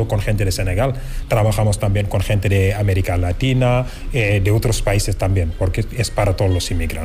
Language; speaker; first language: Spanish; non-native, fluent; Wolof